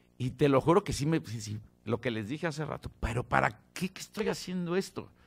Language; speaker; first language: Spanish; native; Spanish